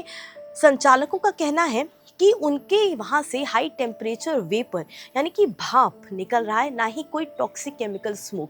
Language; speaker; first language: Hindi; native; Hindi